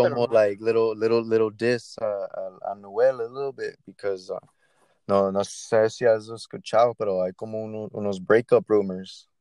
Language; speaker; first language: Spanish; early bilingual, heritage; Spanish